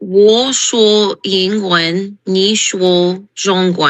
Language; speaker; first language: Chinese; non-native, learner; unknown